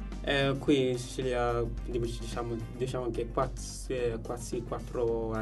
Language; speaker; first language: Italian; non-native, learner; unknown